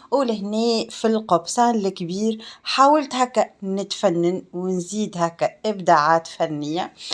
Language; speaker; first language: Arabic; native; Arabic